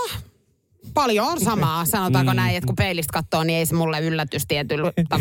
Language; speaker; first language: Finnish; native; Finnish